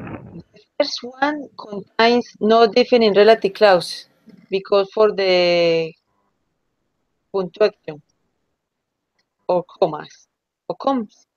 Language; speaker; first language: English; non-native, learner; Spanish